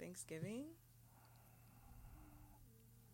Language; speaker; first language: English; native; English